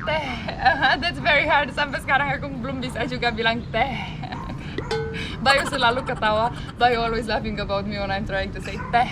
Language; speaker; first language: Indonesian; non-native, fluent; Romanian